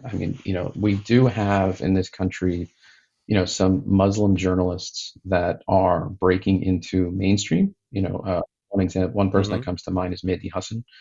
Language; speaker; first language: English; native; English